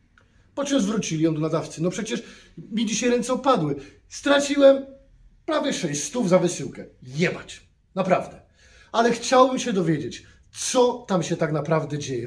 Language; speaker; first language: Polish; native; Polish